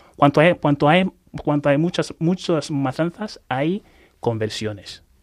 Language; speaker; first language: Spanish; non-native, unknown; Igbo